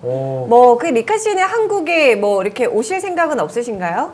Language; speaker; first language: Korean; native; Korean